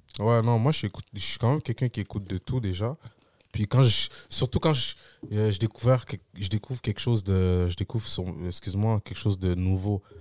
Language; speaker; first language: French; early bilingual, other home language; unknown